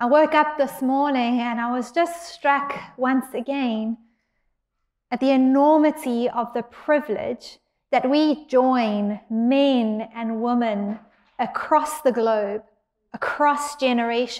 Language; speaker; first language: English; native; English